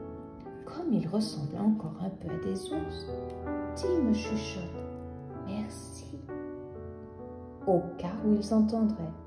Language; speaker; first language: French; native; French